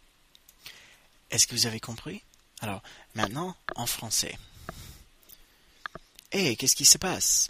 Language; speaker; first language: French; non-native, fluent; English